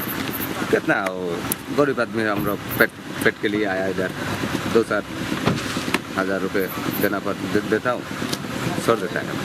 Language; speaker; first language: Hindi; non-native, learner; Bangla